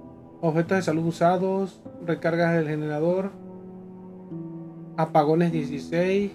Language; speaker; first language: Spanish; native; Spanish